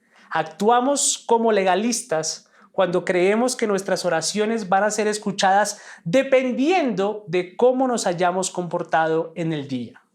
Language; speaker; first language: Spanish; native; Spanish